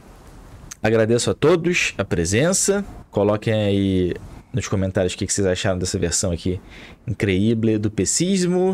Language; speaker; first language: Portuguese; native; Portuguese